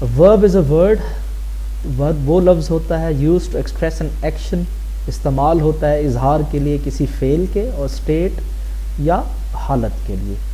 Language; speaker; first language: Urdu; non-native, local second language; Saraiki